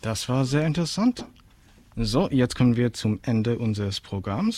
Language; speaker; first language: German; non-native, learner; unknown